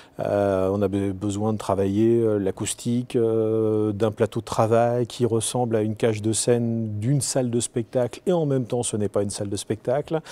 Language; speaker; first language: French; native; French